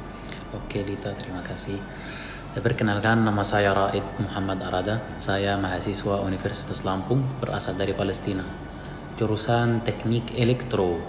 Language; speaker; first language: Indonesian; non-native, fluent; Arabic